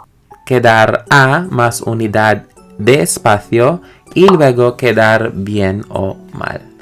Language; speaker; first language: Spanish; non-native, learner; Filipino